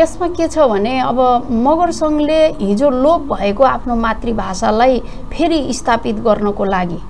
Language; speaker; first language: Nepali; non-native, local second language; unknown